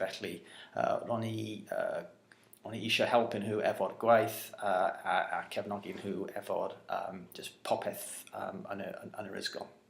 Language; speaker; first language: Welsh; non-native, learner; English